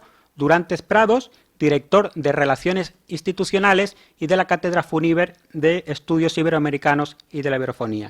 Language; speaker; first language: Spanish; native; Spanish